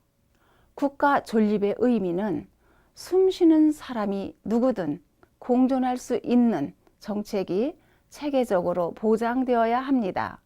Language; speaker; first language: Korean; native; Korean